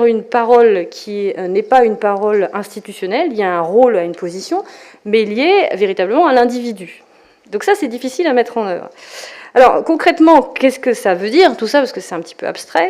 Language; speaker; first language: French; native; French